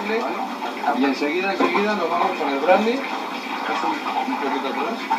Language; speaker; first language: Spanish; native; Spanish